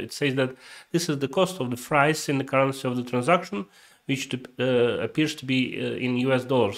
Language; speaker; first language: English; non-native, fluent; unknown